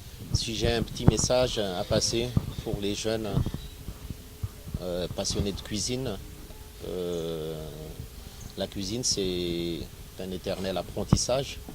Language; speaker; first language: French; non-native, local second language; Malagasy